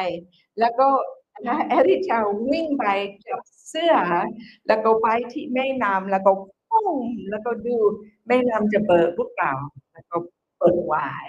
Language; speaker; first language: Thai; non-native, fluent; English